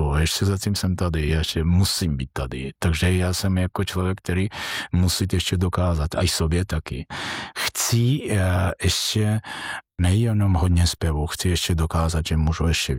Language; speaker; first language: Czech; non-native, fluent; Georgian